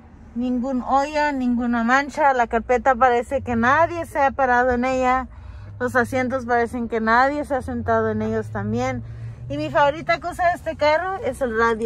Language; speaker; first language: Spanish; early bilingual, heritage; Spanish